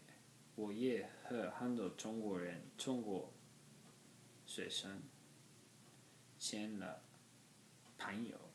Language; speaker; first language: Chinese; non-native, learner; Japanese